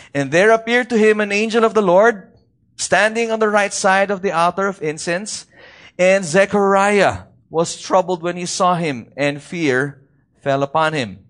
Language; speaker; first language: English; non-native, local second language; Filipino